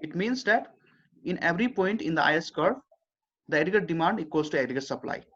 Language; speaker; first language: English; non-native, local second language; Nepali